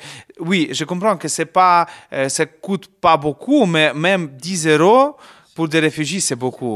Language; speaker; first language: French; non-native, learner; Ukrainian